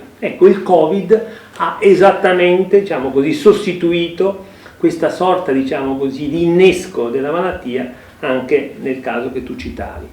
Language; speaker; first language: Italian; native; Italian